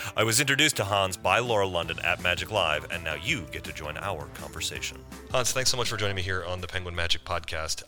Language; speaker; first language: English; native; English